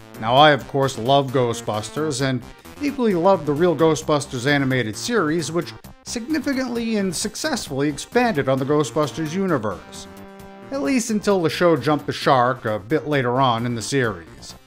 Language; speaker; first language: English; native; English